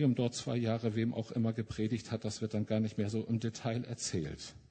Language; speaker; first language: German; native; German